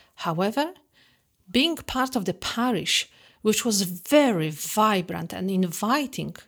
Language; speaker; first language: English; non-native, fluent; Polish